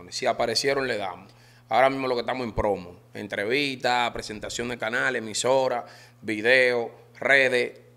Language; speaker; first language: Spanish; native; Spanish